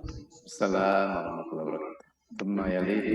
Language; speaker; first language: Arabic; non-native, fluent; Indonesian